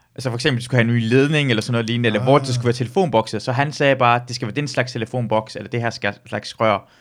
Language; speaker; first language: Danish; early bilingual, other home language; Persian